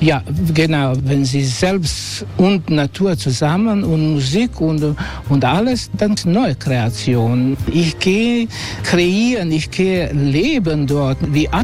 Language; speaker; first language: German; non-native, learner; Croatian